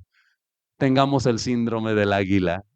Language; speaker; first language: Spanish; native; Spanish